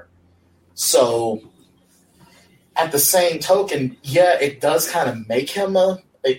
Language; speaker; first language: English; native; English